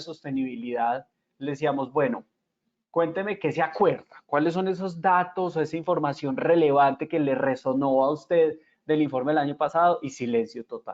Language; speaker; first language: Spanish; native; Spanish